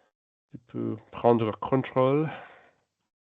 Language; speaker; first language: French; non-native, local second language; German